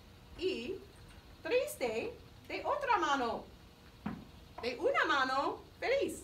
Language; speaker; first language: Spanish; non-native, fluent; English